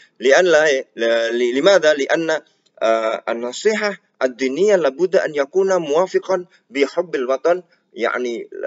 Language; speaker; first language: Arabic; non-native, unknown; Indonesian